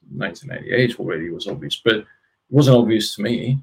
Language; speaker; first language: English; non-native, fluent; Russian